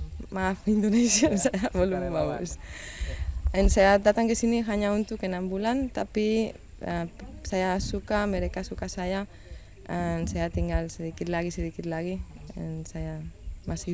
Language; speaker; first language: Indonesian; non-native, learner; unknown